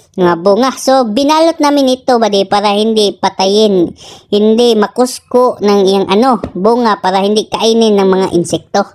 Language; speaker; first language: Filipino; non-native, local second language; Cebuano